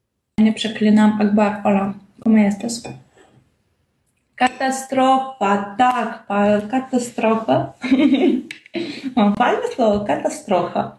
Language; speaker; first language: Polish; non-native, learner; Ukrainian